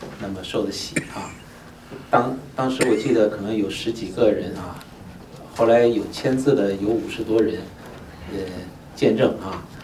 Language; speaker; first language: Chinese; native; Chinese